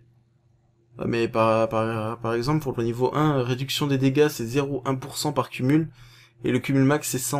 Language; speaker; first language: French; native; French